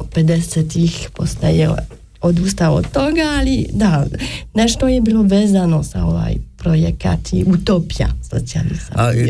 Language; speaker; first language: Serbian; non-native, fluent; German